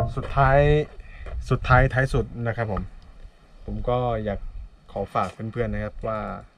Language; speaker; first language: Thai; non-native, local second language; Karen languages